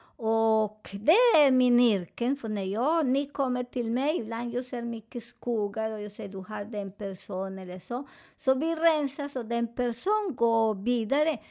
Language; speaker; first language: Swedish; non-native, fluent; Spanish